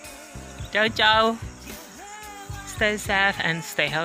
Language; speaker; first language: English; non-native, learner; Indonesian